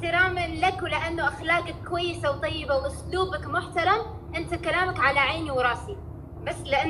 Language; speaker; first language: Arabic; native; Arabic